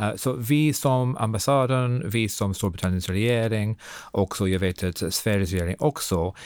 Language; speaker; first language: Swedish; non-native, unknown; English